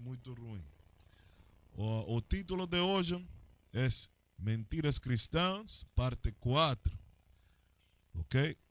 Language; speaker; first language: Portuguese; non-native, learner; Spanish